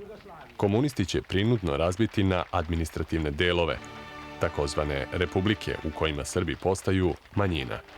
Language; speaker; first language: Bosnian; native; Bosnian